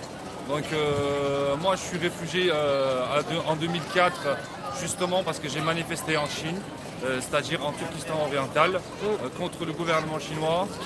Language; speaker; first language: French; non-native, learner; Uyghur